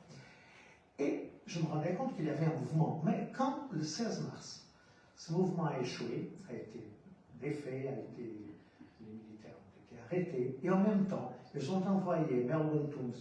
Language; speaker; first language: French; non-native, fluent; Portuguese